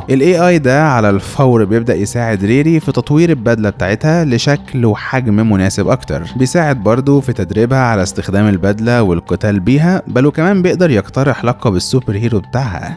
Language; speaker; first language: Arabic; native; Arabic